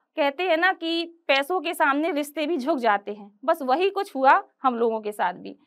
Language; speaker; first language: Hindi; native; Hindi